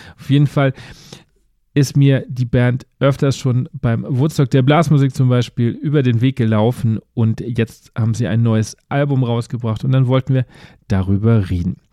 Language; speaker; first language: German; native; German